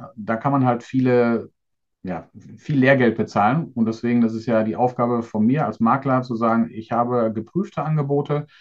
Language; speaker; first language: German; native; German